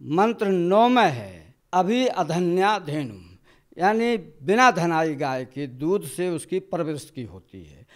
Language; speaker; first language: Hindi; native; Hindi